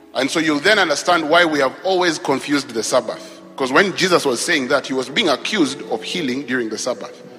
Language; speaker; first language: English; non-native, local second language; Ganda